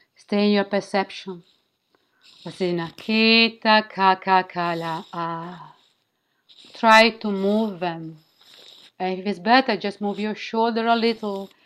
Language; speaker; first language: English; non-native, learner; Italian